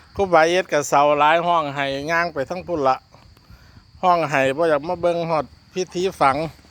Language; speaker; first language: Thai; native; Thai